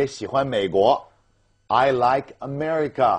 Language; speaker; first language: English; non-native, fluent; Chinese